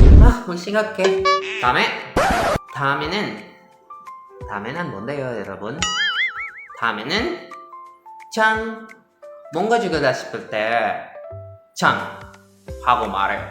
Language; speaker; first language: Korean; non-native, learner; Indonesian